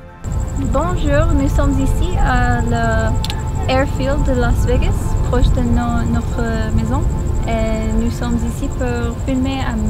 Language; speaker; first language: French; non-native, learner; English